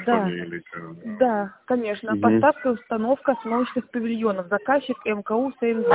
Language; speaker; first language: Russian; native; Russian